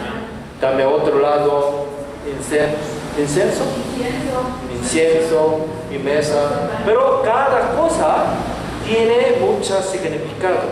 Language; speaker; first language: Spanish; non-native, learner; Korean